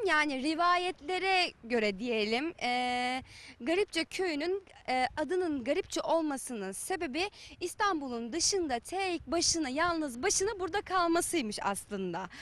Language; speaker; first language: Turkish; native; Turkish